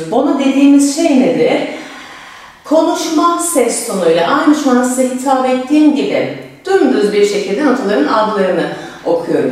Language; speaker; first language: Turkish; native; Turkish